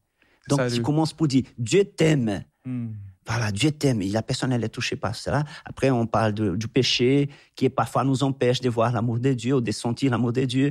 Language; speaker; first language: French; non-native, fluent; Portuguese